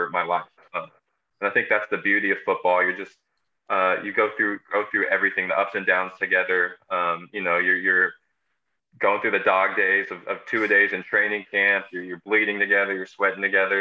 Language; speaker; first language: English; native; English